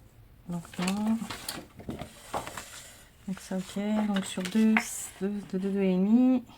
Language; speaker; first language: French; native; French